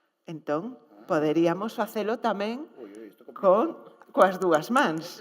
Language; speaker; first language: Galician; native; Galician